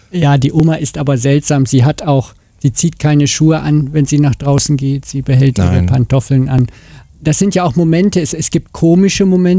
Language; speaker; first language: German; native; German